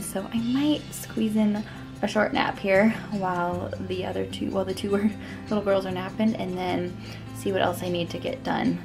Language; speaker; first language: English; native; English